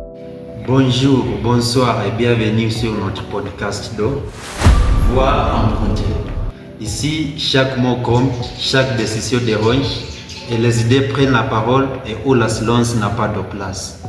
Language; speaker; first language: French; non-native, learner; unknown